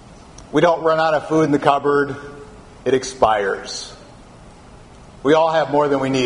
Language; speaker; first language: English; native; English